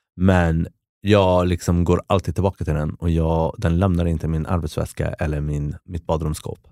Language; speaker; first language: Swedish; early bilingual, other home language; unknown